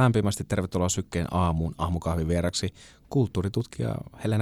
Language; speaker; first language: Finnish; native; Finnish